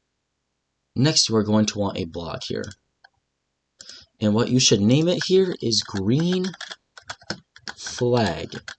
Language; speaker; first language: English; native; English